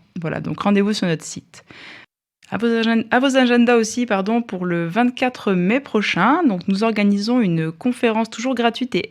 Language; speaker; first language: French; native; French